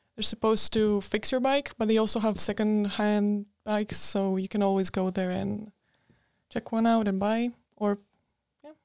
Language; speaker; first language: English; non-native, fluent; Greek